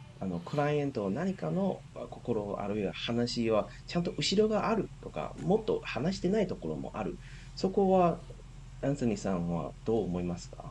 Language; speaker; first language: Japanese; non-native, fluent; Chinese